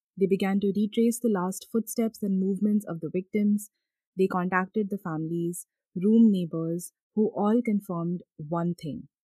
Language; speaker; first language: English; non-native, local second language; Hindi